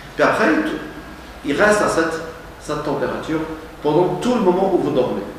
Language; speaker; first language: French; non-native, local second language; Arabic